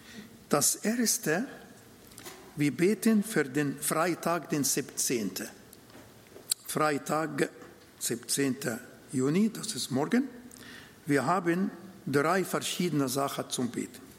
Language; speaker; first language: German; non-native, learner; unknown